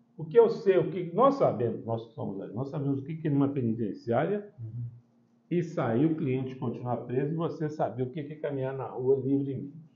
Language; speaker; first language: Portuguese; early bilingual, heritage; Portuguese